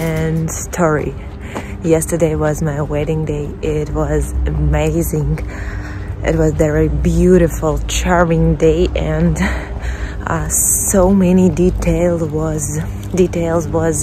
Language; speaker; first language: English; non-native, learner; Russian